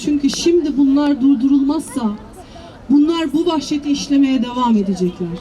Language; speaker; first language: Turkish; native; Turkish